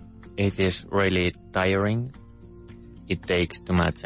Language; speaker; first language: English; non-native, fluent; Spanish